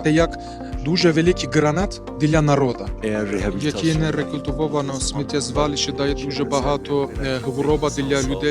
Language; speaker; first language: Ukrainian; non-native, learner; Turkish